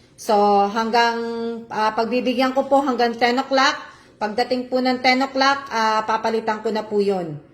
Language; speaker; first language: Filipino; non-native, local second language; Cebuano